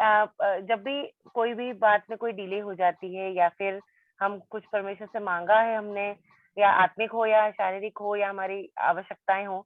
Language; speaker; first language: Hindi; native; Hindi